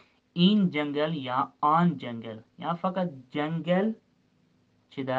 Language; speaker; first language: Persian; non-native, fluent; Urdu